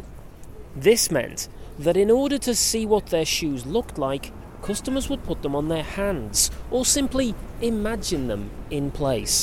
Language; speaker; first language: English; native; English